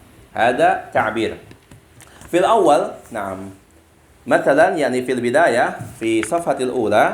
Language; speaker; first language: Arabic; non-native, fluent; Indonesian